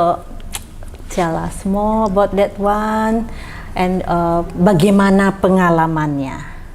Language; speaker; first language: English; non-native, fluent; Indonesian